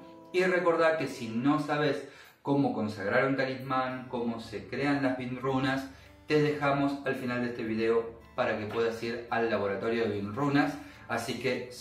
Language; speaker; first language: Spanish; native; Spanish